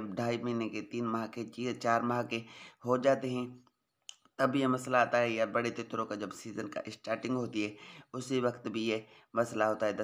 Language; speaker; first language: Hindi; non-native, local second language; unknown